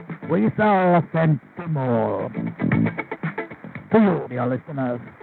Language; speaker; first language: English; non-native, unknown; Finnish